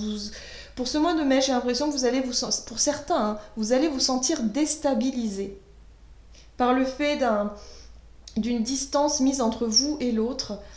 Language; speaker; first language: French; native; French